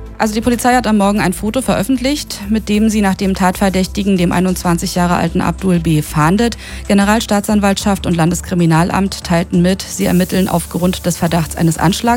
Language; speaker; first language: German; native; German